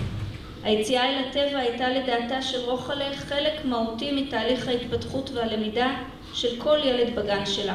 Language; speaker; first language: Hebrew; native; Hebrew